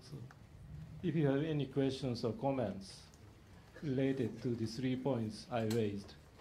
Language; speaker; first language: English; non-native, fluent; Japanese